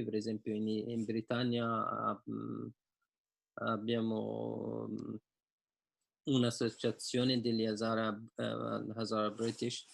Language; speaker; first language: Italian; non-native, fluent; Persian